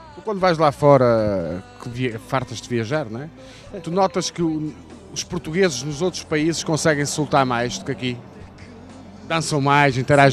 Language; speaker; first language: Portuguese; native; Portuguese